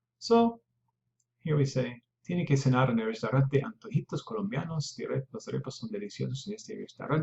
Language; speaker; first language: Spanish; non-native, fluent; English